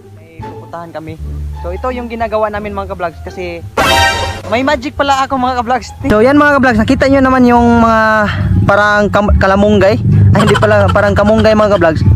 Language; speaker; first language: Filipino; non-native, local second language; Cebuano